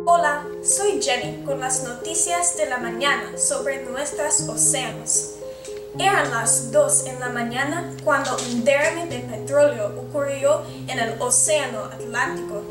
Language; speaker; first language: Spanish; non-native, learner; English